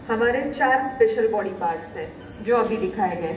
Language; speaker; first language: Hindi; non-native, local second language; Marathi